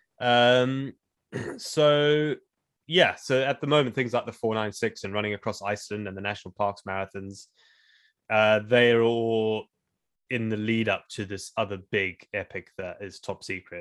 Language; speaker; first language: English; native; English